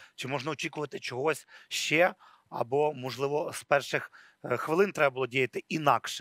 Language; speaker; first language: Ukrainian; native; Ukrainian